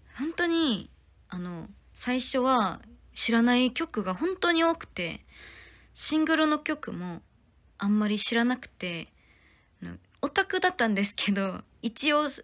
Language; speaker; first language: Japanese; non-native, fluent; Korean